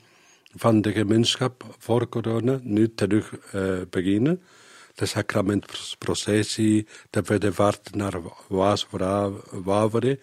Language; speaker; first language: Dutch; non-native, learner; Spanish